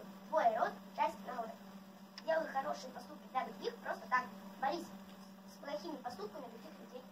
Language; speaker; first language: Russian; native; Russian